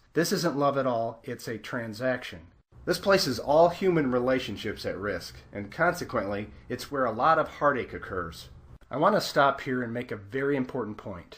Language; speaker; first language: English; native; English